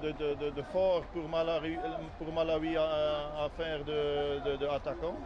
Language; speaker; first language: French; non-native, learner; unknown